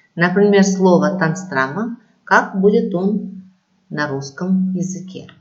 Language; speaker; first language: Russian; non-native, local second language; Kazakh